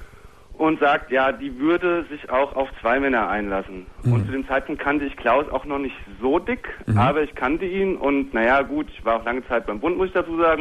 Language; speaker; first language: German; native; German